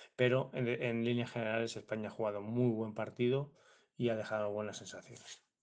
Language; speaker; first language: Spanish; native; Spanish